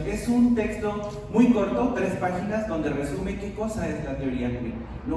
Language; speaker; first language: Spanish; native; Spanish